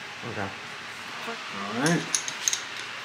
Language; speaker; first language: English; native; English